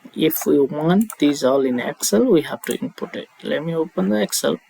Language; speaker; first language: English; non-native, local second language; Nepali